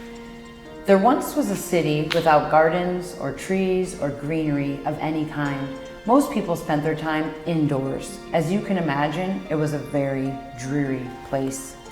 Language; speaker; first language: English; native; English